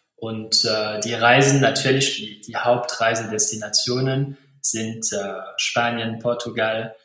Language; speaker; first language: German; non-native, local second language; Luxembourgish